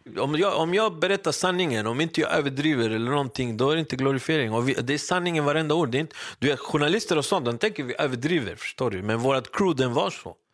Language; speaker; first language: Swedish; early bilingual, other home language; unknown